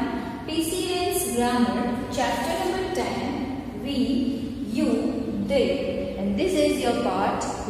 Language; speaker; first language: English; non-native, local second language; Hindi